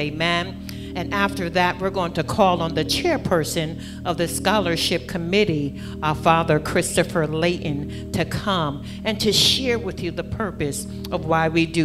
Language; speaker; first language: English; native; English